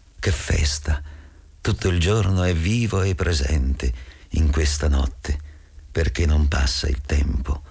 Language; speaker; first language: Italian; native; Italian